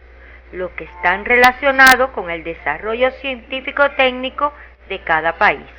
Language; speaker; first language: Spanish; native; Spanish